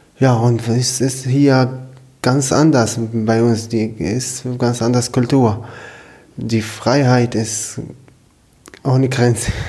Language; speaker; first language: German; non-native, learner; Arabic